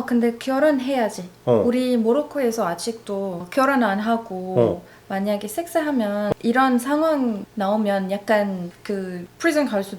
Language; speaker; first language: Korean; non-native, learner; Arabic